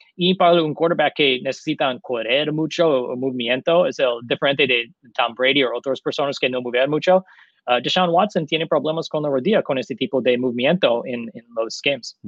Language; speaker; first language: Spanish; non-native, learner; English